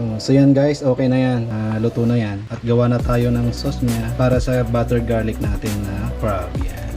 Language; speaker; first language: Filipino; non-native, local second language; Iloko